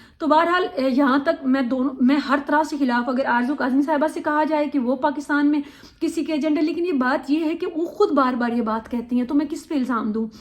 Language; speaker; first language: Urdu; native; Urdu